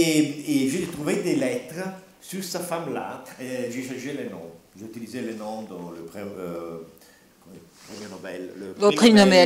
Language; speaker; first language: French; non-native, learner; Italian